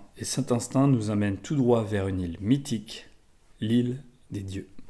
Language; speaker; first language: French; native; French